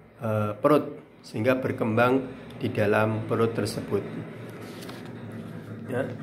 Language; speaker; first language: Indonesian; native; Indonesian